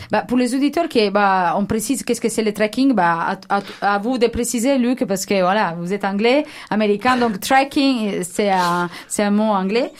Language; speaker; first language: French; non-native, fluent; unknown